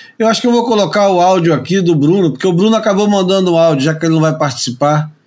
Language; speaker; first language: Portuguese; native; Portuguese